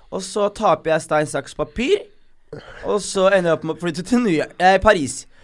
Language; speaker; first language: Norwegian; early bilingual, other home language; Somali